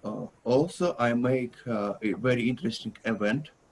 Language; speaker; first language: English; non-native, learner; Russian